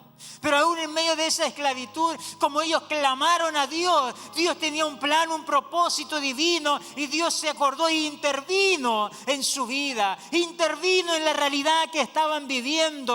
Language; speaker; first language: Spanish; native; Spanish